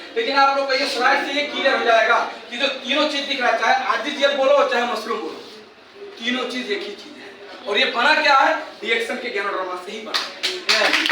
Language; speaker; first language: Hindi; native; Hindi